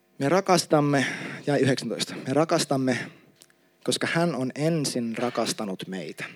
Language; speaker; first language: Finnish; native; Finnish